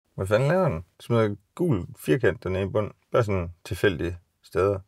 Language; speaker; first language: Danish; native; Danish